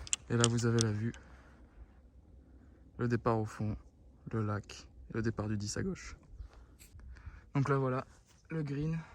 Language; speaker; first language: French; native; French